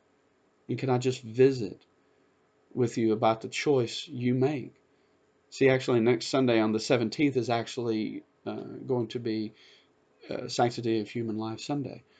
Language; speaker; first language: English; native; English